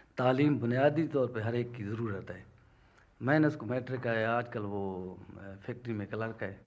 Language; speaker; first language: Urdu; non-native, local second language; Punjabi